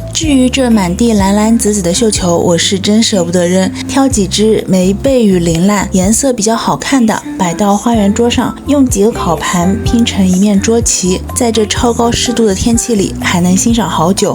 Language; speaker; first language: Chinese; native; Chinese